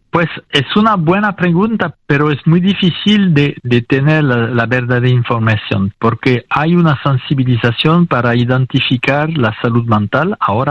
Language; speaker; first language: Spanish; non-native, fluent; French